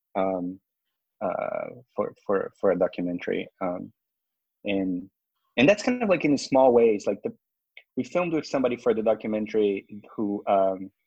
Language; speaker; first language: English; non-native, fluent; Portuguese